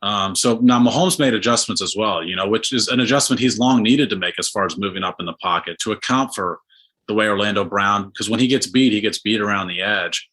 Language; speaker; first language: English; native; English